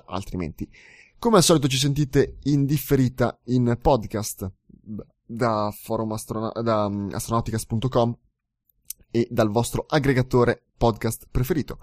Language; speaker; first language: Italian; native; Italian